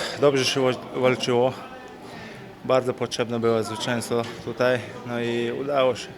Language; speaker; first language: Polish; non-native, fluent; Chechen